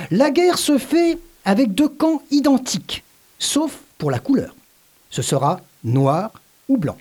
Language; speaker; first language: French; native; French